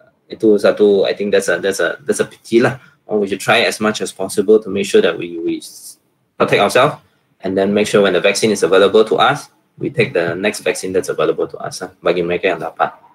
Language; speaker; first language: English; non-native, local second language; Malay